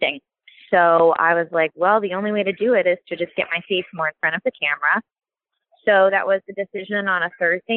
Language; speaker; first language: English; native; English